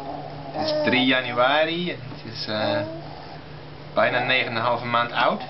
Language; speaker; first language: Dutch; early bilingual, heritage; Dutch